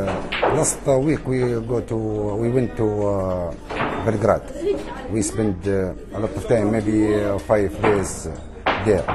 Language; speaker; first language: English; non-native, learner; Arabic